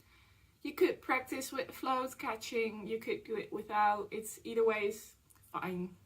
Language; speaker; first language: English; non-native, fluent; Dutch